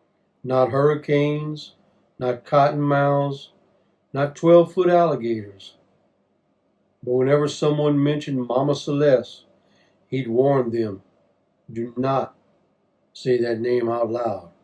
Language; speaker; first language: English; native; English